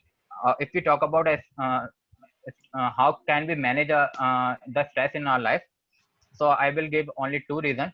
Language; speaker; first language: English; non-native, learner; Hindi